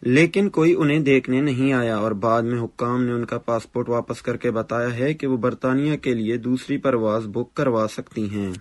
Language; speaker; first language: Urdu; non-native, local second language; Baluchi